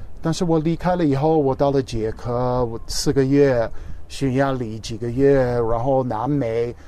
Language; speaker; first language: Chinese; non-native, fluent; English